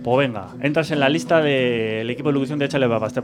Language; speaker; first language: Spanish; native; Spanish